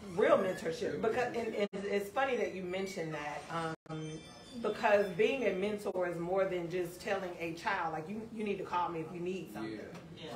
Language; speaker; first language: English; native; English